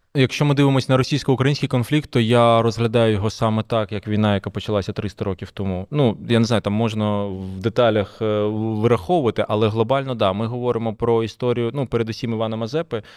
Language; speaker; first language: Ukrainian; non-native, local second language; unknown